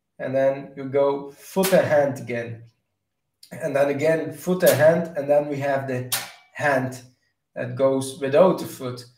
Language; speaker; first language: English; non-native, fluent; Dutch